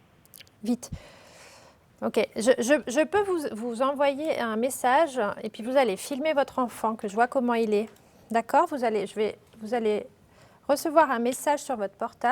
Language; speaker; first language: French; native; French